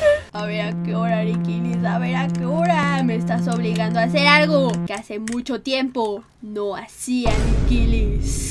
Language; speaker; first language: Spanish; native; Spanish